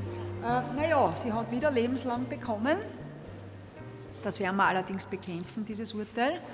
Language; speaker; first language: German; native; German